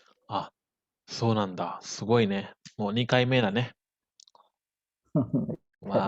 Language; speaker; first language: Japanese; non-native, fluent; Indonesian